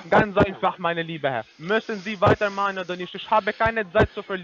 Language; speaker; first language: German; non-native, learner; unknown